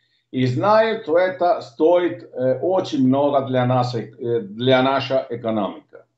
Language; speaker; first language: Russian; non-native, learner; Italian